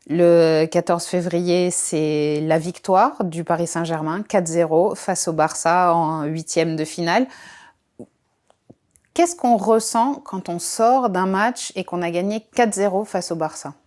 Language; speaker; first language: French; native; French